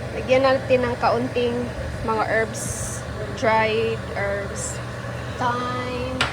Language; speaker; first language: Filipino; native; Filipino